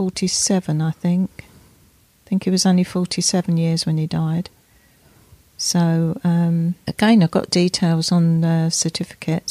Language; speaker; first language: English; native; English